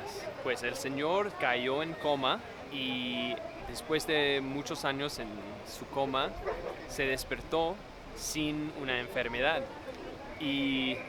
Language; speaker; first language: Spanish; non-native, fluent; English